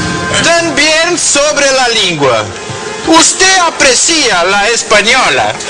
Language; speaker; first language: Spanish; non-native, learner; Portuguese